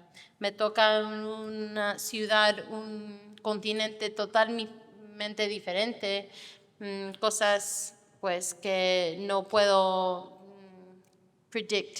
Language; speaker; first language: Spanish; non-native, fluent; English